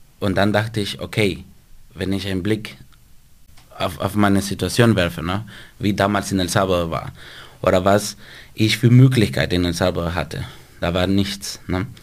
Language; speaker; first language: German; non-native, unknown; Spanish